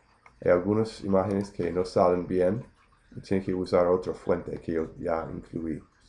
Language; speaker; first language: Spanish; non-native, fluent; English